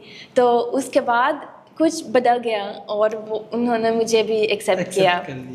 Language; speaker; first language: Hindi; non-native, fluent; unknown